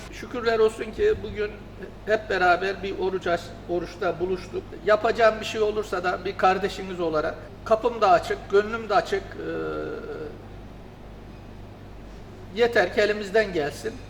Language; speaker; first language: Turkish; native; Turkish